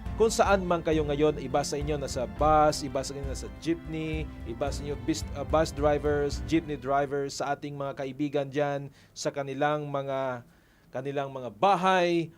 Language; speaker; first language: Filipino; non-native, local second language; Hiligaynon